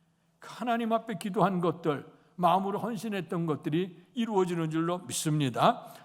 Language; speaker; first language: Korean; native; Korean